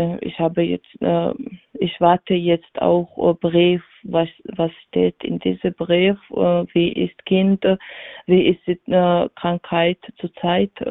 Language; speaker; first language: German; non-native, learner; Georgian